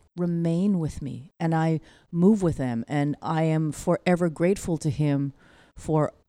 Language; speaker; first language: English; native; English